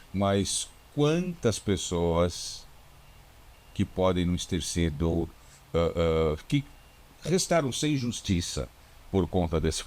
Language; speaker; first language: Portuguese; native; Portuguese